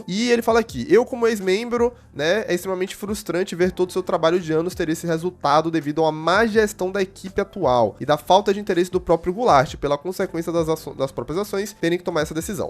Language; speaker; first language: Portuguese; native; Portuguese